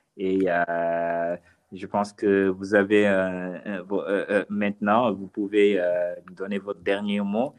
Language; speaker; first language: French; non-native, local second language; Wolof